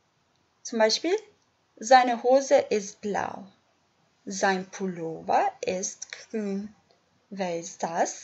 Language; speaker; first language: German; non-native, fluent; Albanian